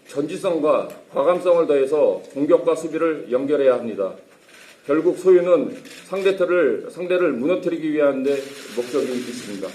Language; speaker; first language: Korean; native; Korean